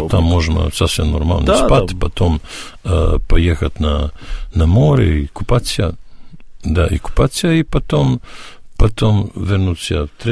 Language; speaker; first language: Russian; non-native, learner; Serbian